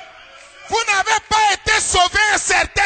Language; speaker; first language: French; non-native, local second language; Lingala